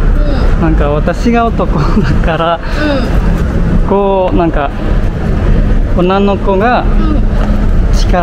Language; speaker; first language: Japanese; non-native, learner; Indonesian